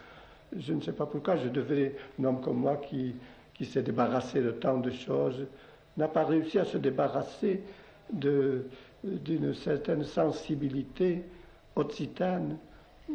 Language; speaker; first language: French; non-native, local second language; Occitan